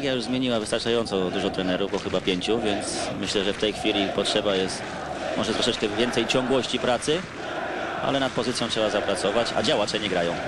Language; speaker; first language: Polish; native; Polish